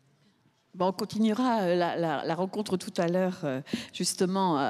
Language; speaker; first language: French; native; French